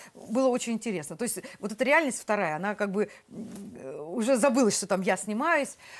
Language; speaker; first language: Russian; native; Russian